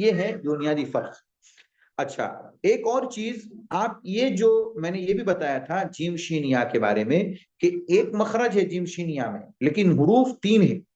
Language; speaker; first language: Urdu; native; Urdu